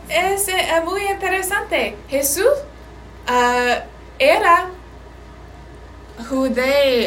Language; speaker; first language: Spanish; non-native, learner; English